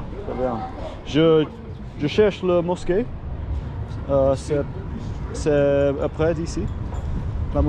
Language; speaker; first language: French; non-native, learner; English